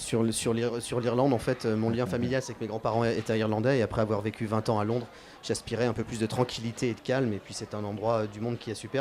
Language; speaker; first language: French; native; French